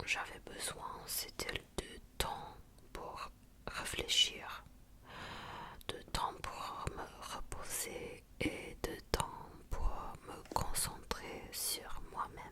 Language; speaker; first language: French; non-native, fluent; Japanese